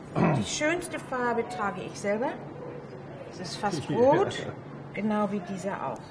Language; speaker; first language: German; native; German